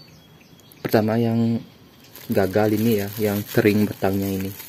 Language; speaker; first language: Indonesian; native; Indonesian